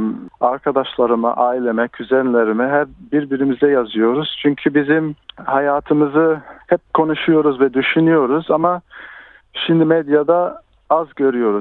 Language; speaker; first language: Turkish; early bilingual, heritage; Turkish